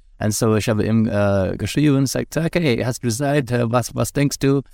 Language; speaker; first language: German; non-native, learner; English